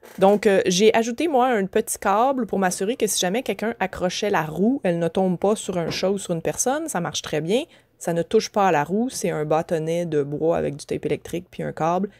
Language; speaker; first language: French; native; French